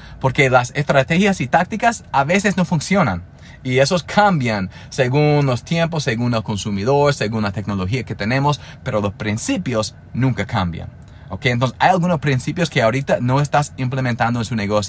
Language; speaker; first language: Spanish; non-native, fluent; English